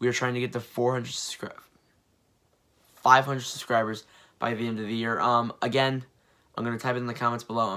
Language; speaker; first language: English; native; English